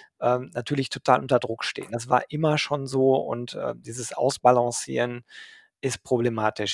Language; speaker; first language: German; native; German